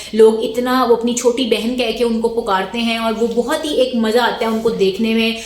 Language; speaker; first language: Urdu; native; Urdu